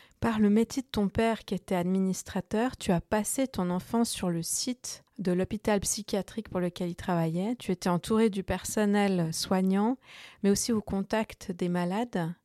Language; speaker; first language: French; native; French